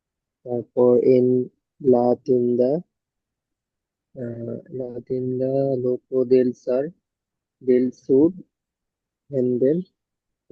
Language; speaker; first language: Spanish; non-native, learner; Bangla